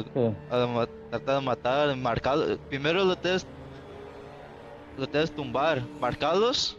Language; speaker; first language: Spanish; early bilingual, heritage; English